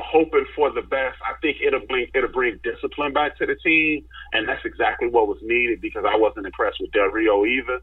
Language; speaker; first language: English; native; English